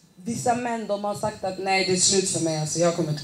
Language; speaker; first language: Swedish; non-native, fluent; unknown